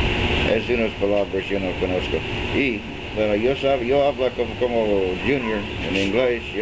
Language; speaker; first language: Spanish; non-native, learner; English